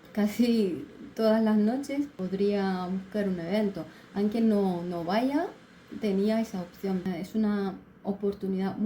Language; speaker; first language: Spanish; non-native, fluent; Turkish